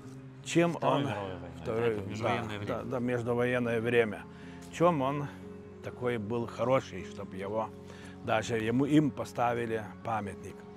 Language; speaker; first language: Russian; non-native, local second language; Lithuanian